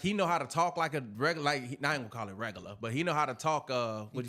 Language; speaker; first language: English; native; English